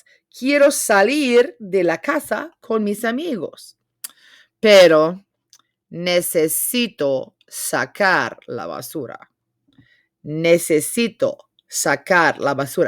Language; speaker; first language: Spanish; non-native, fluent; English